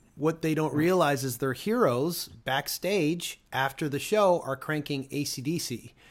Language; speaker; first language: English; native; English